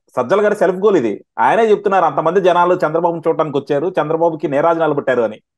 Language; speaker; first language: Telugu; native; Telugu